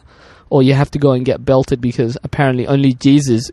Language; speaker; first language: English; early bilingual, other home language; Arabic